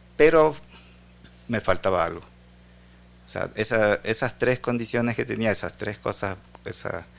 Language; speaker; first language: Spanish; native; Spanish